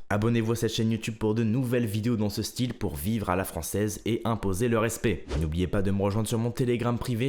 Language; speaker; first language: French; native; French